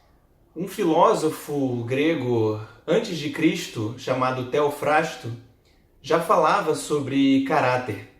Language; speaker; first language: Portuguese; native; Portuguese